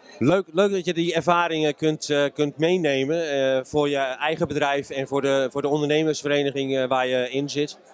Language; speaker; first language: Dutch; native; Dutch